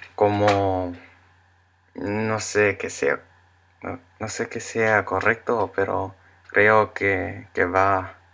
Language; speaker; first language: Spanish; non-native, learner; English